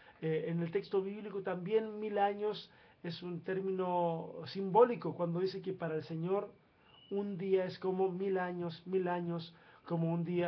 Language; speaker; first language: Spanish; native; Spanish